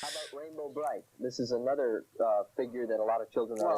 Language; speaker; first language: English; native; English